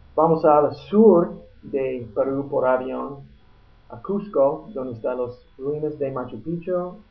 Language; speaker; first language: Spanish; non-native, learner; English